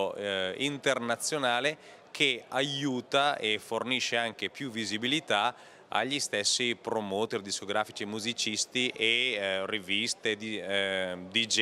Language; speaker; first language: Italian; native; Italian